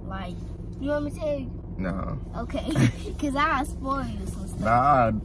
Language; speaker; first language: English; native; English